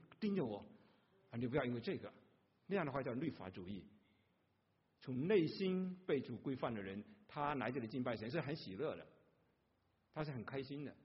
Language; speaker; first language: Chinese; non-native, local second language; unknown